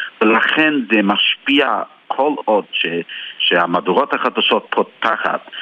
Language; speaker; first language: Hebrew; non-native, fluent; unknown